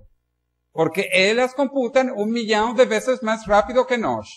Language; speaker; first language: Spanish; non-native, learner; Portuguese